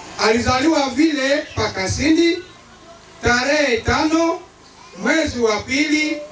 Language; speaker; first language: Swahili; non-native, local second language; Nande